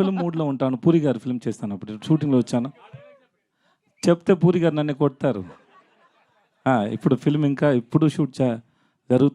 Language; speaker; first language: Telugu; non-native, learner; Tamil